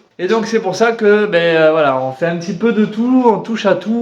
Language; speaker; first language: French; native; French